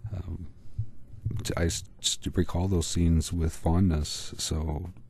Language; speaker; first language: English; native; English